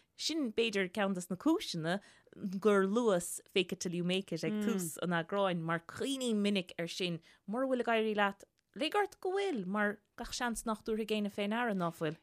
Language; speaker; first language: Irish; native; Irish